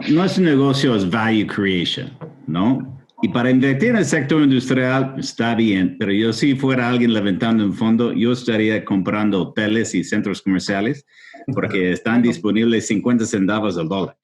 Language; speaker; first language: Spanish; non-native, fluent; English